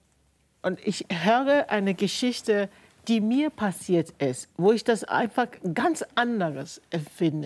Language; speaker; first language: German; non-native, fluent; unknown